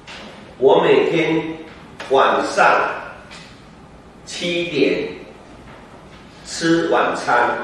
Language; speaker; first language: Chinese; non-native, learner; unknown